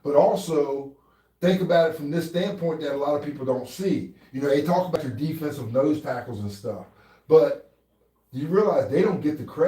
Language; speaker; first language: English; native; English